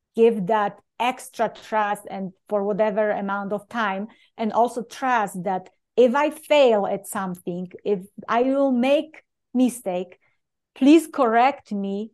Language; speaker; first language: English; non-native, fluent; Polish